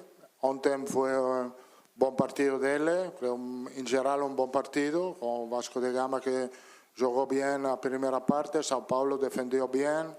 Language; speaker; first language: Portuguese; non-native, fluent; Italian